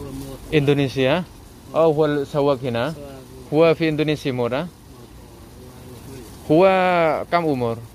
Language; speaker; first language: Arabic; non-native, learner; Indonesian